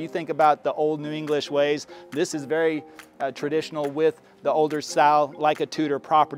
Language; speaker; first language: English; native; English